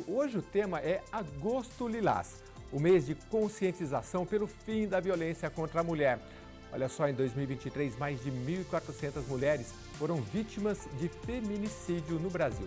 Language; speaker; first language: Portuguese; native; Portuguese